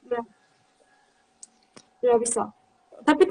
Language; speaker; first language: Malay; non-native, fluent; Turkish